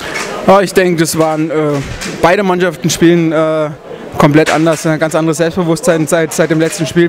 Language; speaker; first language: German; native; German